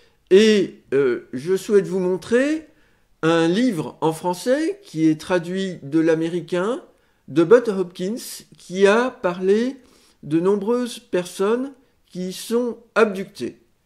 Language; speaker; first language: French; native; French